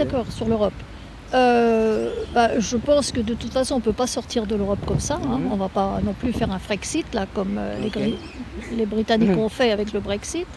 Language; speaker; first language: French; native; French